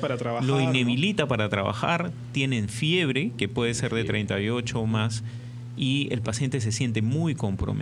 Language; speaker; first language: Spanish; native; Spanish